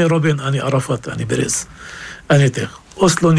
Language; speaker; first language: Polish; non-native, fluent; Arabic